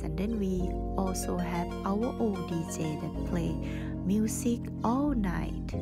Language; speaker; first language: English; non-native, learner; Thai